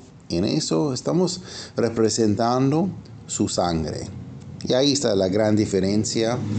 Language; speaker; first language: Spanish; non-native, fluent; English